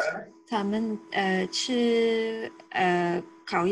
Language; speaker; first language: Chinese; non-native, learner; English